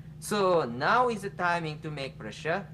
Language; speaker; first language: English; non-native, fluent; Japanese